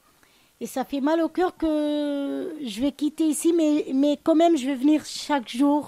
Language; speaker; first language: French; non-native, learner; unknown